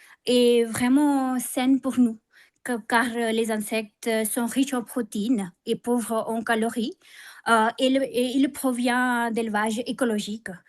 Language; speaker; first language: French; non-native, fluent; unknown